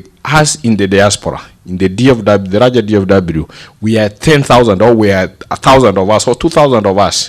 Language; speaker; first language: English; non-native, local second language; Gusii